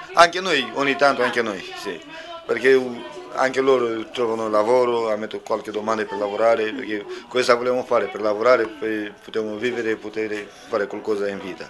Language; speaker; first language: Italian; non-native, learner; Romanian